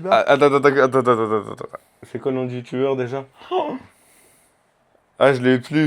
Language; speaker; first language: French; native; French